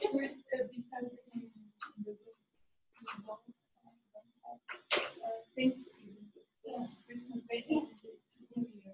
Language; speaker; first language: English; non-native, learner; Portuguese